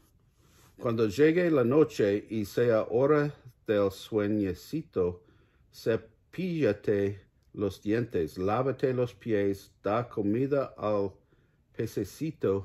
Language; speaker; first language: Spanish; non-native, learner; English